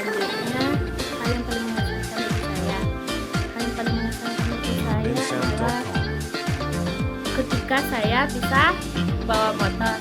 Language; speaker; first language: Indonesian; non-native, local second language; Minangkabau